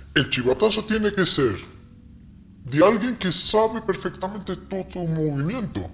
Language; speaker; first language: Spanish; non-native, fluent; Arabic